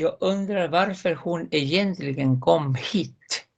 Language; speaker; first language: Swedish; non-native, fluent; Spanish